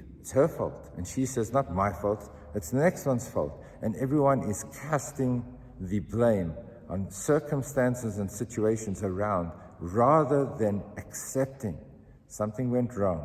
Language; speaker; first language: English; native; English